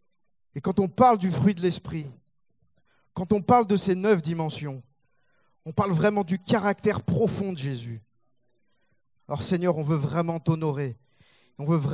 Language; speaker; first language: French; native; French